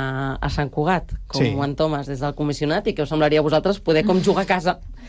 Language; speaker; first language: Catalan; native; Catalan